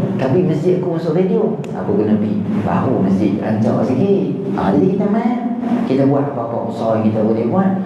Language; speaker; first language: Malay; native; Malay